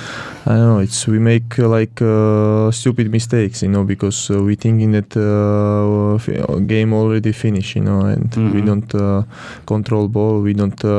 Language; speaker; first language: English; non-native, learner; Georgian